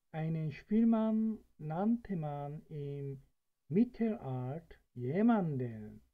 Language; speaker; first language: German; non-native, fluent; Korean